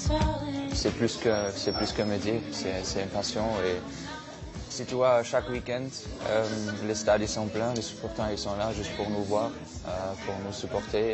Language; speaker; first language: French; non-native, fluent; German